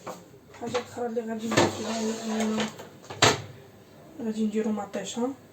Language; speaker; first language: Arabic; native; Arabic